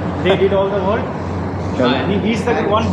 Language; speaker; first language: English; non-native, local second language; Bangla